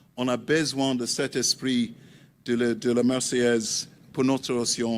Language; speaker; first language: French; non-native, learner; English